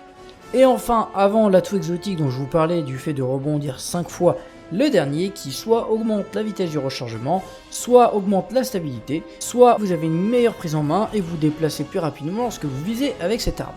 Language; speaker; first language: French; native; French